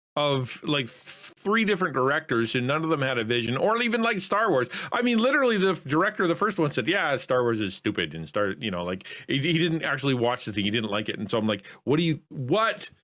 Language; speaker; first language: English; native; English